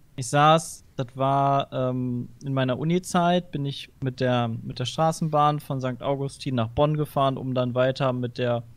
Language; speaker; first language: German; native; German